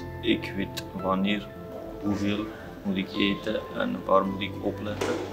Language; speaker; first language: Dutch; non-native, learner; Armenian